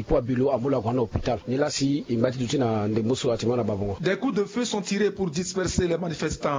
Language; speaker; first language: French; non-native, local second language; Sango